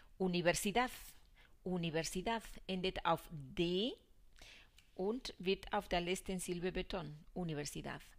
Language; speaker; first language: German; non-native, fluent; Spanish